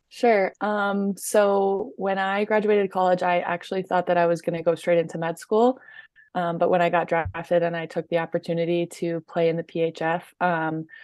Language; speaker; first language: English; native; English